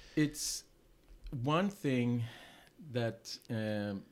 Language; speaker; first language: English; non-native, fluent; Swedish